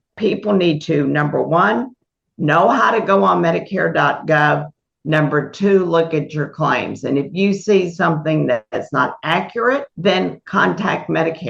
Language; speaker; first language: English; native; English